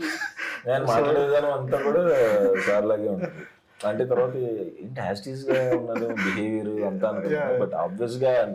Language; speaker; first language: Telugu; native; Telugu